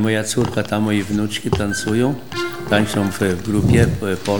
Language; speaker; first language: Polish; early bilingual, heritage; Polish